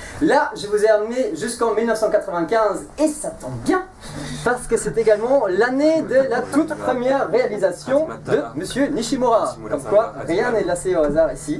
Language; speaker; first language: French; native; French